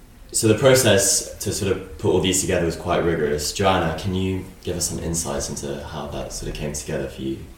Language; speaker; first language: English; native; English